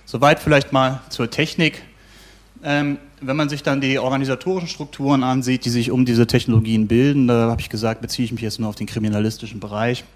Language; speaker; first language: German; native; German